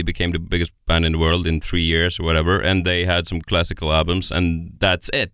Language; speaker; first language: English; non-native, fluent; Swedish